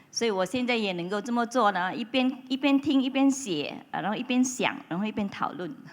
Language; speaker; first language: Chinese; non-native, local second language; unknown